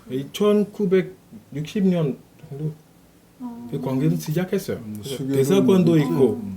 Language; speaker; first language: Korean; non-native, fluent; French